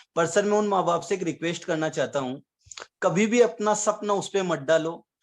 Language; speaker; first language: Hindi; native; Hindi